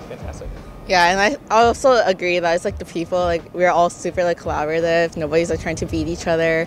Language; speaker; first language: English; early bilingual, other home language; Korean